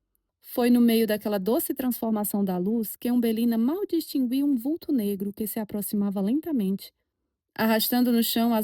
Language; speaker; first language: Portuguese; native; Portuguese